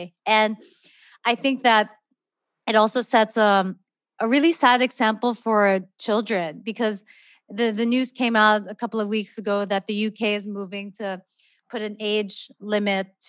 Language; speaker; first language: English; non-native, local second language; Filipino